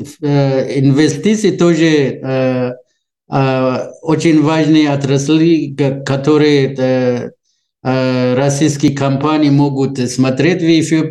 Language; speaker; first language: Russian; non-native, learner; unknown